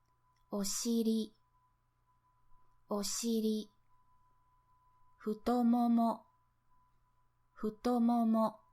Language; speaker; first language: Japanese; native; Japanese